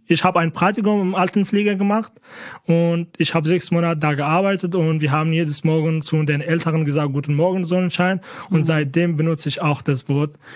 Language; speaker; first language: German; non-native, fluent; Kurdish